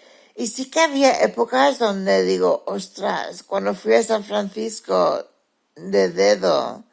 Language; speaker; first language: Spanish; early bilingual, heritage; Spanish